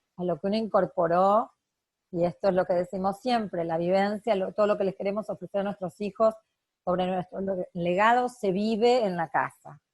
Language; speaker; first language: Spanish; native; Spanish